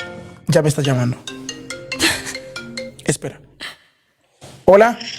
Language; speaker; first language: Spanish; non-native, learner; Haitian Creole